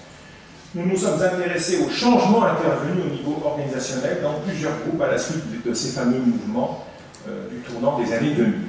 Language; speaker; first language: French; native; French